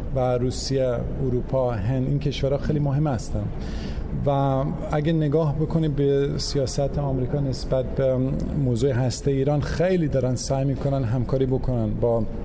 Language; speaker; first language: Persian; early bilingual, heritage; English